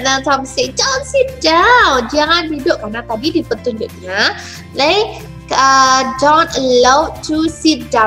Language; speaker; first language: English; non-native, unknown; Indonesian